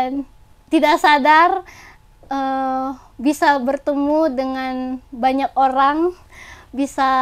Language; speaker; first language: Indonesian; native; Indonesian